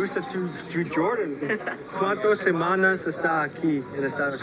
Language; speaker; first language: Spanish; non-native, learner; English